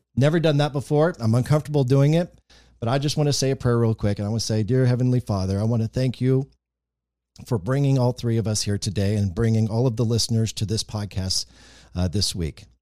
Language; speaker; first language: English; native; English